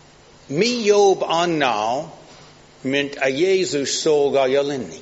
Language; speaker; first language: Hungarian; non-native, fluent; English